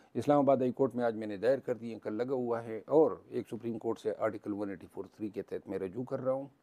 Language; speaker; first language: Urdu; non-native, local second language; Pashto